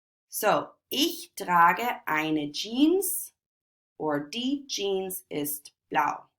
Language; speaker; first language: German; non-native, fluent; English